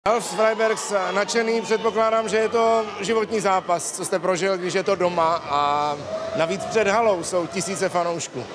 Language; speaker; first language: Czech; native; Czech